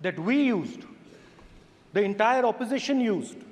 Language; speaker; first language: English; non-native, local second language; Hindi